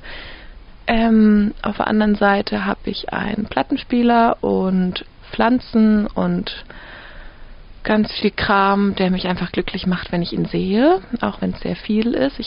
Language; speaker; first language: German; native; German